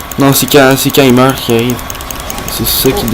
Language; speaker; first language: French; native; French